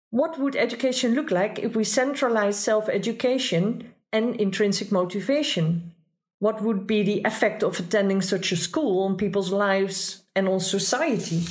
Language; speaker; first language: English; non-native, fluent; Dutch